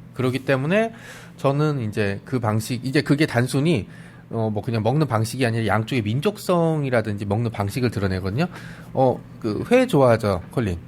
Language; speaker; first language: Korean; native; Korean